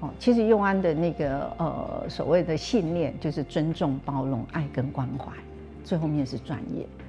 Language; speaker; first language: Chinese; non-native, local second language; Hakka Chinese